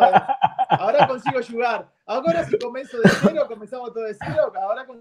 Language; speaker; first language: Portuguese; non-native, fluent; Spanish